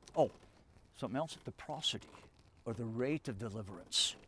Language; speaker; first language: English; native; English